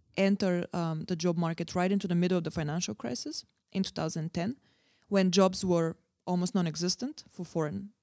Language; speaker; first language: English; non-native, fluent; Bulgarian